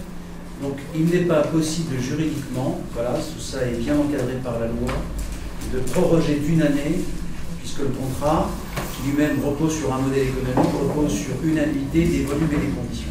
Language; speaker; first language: French; native; French